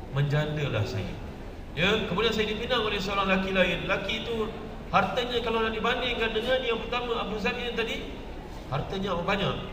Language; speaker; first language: Malay; native; Malay